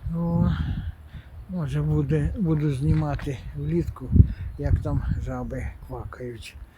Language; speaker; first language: Ukrainian; non-native, local second language; Russian